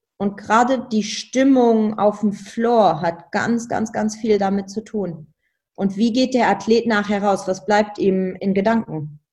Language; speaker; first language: German; non-native, local second language; Luxembourgish